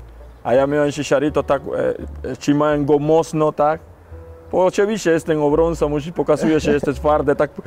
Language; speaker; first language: Polish; non-native, learner; Spanish